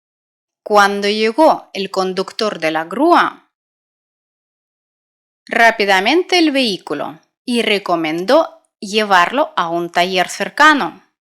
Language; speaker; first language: Spanish; non-native, fluent; Russian